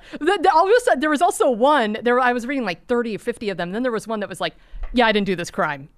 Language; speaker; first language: English; early bilingual, other home language; Norwegian